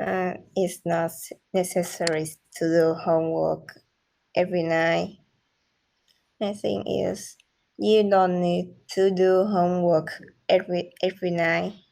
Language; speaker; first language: English; non-native, learner; Vietnamese